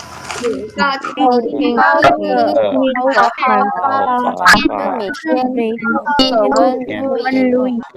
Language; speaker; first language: Chinese; non-native, learner; Indonesian